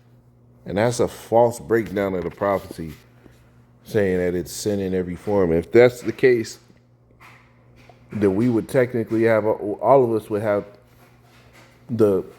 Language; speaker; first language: English; native; English